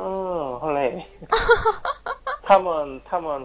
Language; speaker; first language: Chinese; non-native, learner; Korean